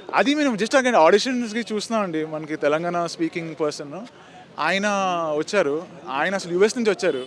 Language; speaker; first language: Telugu; native; Telugu